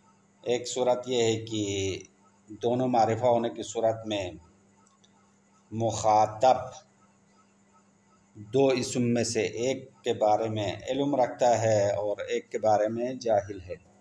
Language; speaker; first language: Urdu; non-native, local second language; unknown